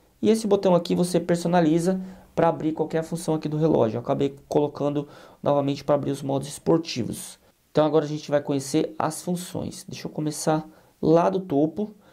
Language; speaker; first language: Portuguese; native; Portuguese